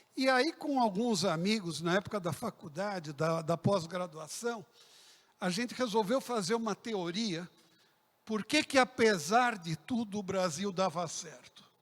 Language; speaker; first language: Portuguese; early bilingual, other home language; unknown